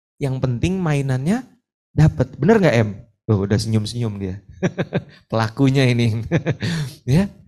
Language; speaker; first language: Indonesian; native; Indonesian